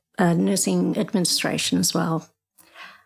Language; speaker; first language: English; native; English